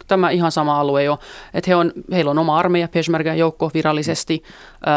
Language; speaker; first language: Finnish; early bilingual, other home language; Kurdish